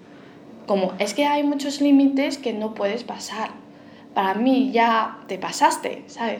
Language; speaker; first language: Spanish; non-native, fluent; Chinese